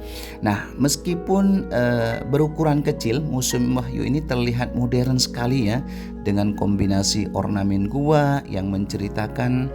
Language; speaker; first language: Indonesian; native; Indonesian